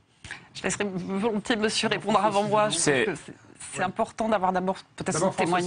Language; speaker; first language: French; native; French